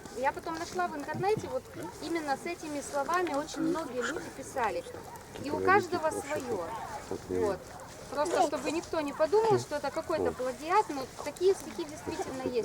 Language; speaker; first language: Russian; native; Russian